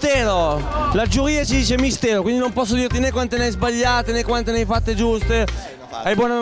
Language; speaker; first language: Italian; native; Italian